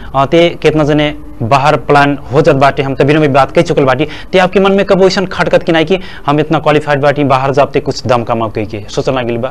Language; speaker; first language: Bhojpuri; non-native, local second language; Dangaura Tharu